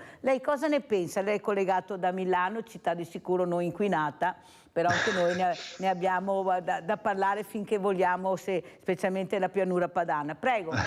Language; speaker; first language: Italian; native; Italian